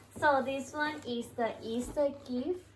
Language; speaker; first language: English; non-native, learner; Thai